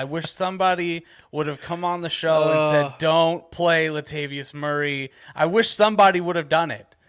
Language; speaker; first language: English; native; English